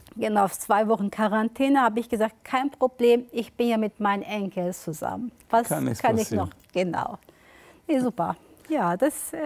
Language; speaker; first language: German; early bilingual, other home language; Turkish